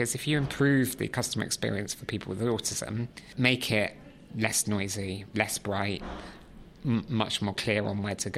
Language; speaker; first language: English; native; English